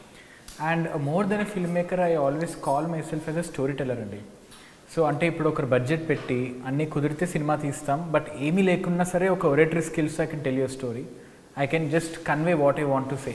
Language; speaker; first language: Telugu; native; Telugu